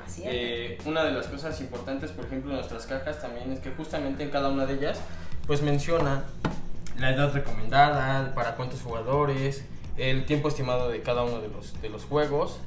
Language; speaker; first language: Spanish; native; Spanish